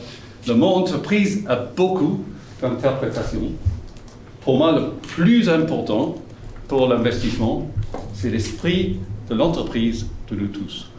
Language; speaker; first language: French; non-native, fluent; English